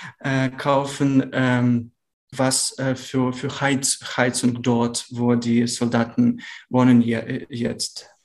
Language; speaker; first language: German; non-native, learner; Ukrainian